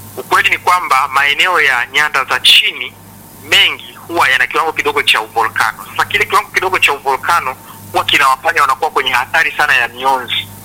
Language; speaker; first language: Swahili; native; Swahili